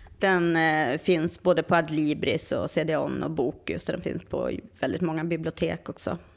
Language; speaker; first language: Swedish; native; Swedish